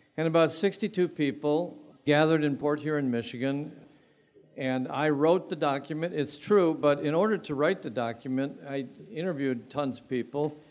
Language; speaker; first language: English; native; English